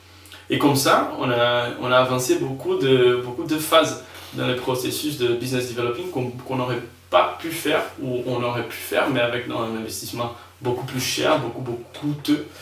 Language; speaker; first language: French; non-native, fluent; Spanish